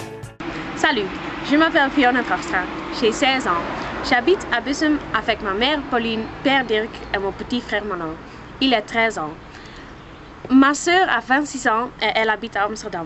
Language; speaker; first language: French; non-native, learner; Dutch